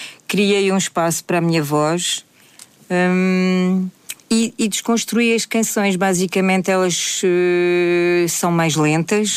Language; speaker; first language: Portuguese; native; Portuguese